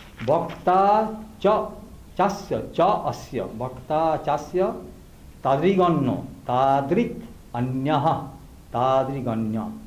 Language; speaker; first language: Japanese; non-native, learner; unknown